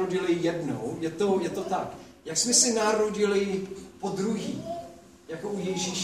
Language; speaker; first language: Czech; non-native, fluent; English